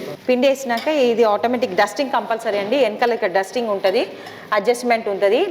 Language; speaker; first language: Telugu; native; Telugu